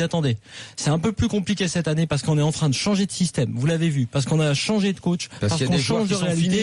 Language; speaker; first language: French; native; French